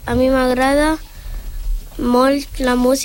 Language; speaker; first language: Catalan; early bilingual, other home language; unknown